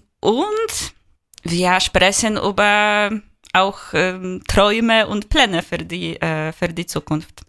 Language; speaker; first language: German; non-native, fluent; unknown